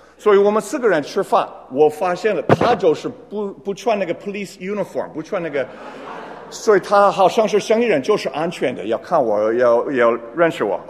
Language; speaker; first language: Chinese; non-native, fluent; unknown